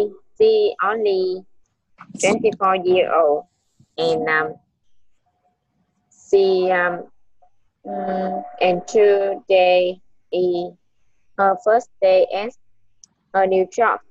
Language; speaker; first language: English; non-native, learner; Vietnamese